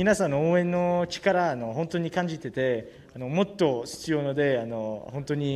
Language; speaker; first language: Japanese; non-native, learner; French